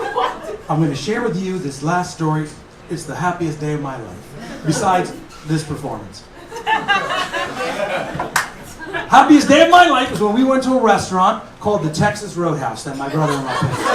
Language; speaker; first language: English; native; English